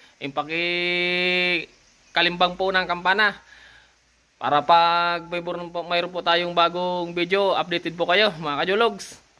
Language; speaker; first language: Filipino; non-native, local second language; Bikol